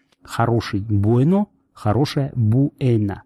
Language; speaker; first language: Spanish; non-native, fluent; Russian